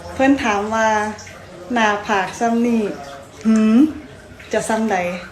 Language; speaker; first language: Thai; native; Thai